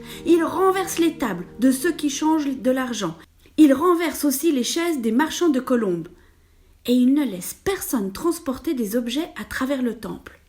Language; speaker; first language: French; native; French